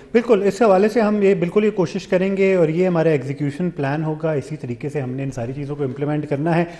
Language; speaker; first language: Urdu; non-native, local second language; Pashto